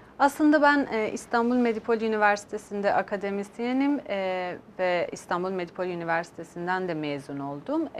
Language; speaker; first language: Turkish; non-native, fluent; Persian